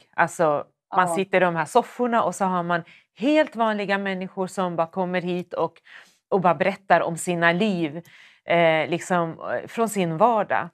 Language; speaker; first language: Swedish; native; Swedish